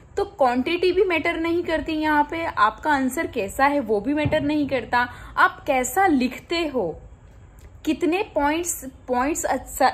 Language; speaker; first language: Hindi; non-native, local second language; Gujarati